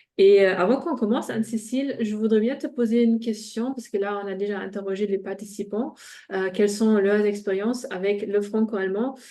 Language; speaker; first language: French; non-native, fluent; German